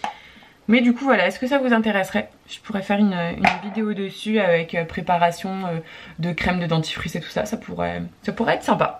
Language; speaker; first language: French; native; French